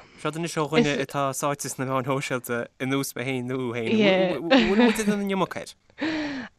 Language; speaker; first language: Irish; native; Irish